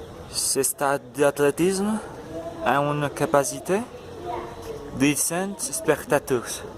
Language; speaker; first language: French; non-native, learner; Spanish